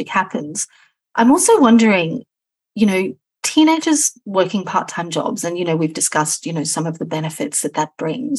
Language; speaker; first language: English; native; English